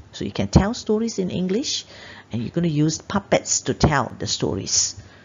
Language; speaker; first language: English; non-native, local second language; Chinese